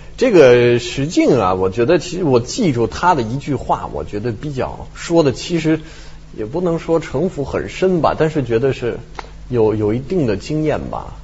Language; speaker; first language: Chinese; non-native, fluent; French